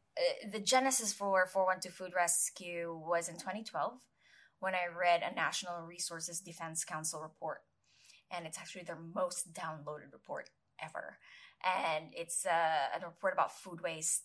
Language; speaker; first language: English; non-native, local second language; Filipino